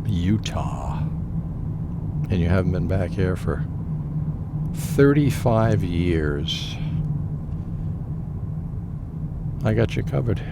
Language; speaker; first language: English; native; English